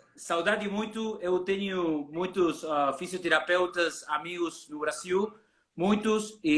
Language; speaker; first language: Portuguese; non-native, learner; Spanish